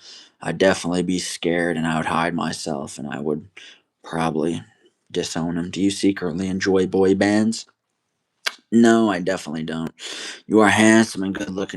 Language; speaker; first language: English; native; English